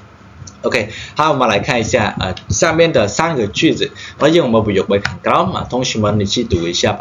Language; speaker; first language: Chinese; non-native, fluent; Khmer